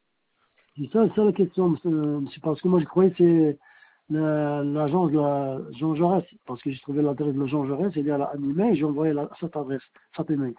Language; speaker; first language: French; non-native, fluent; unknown